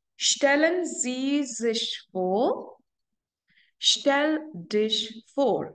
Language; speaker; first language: German; non-native, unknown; Hindi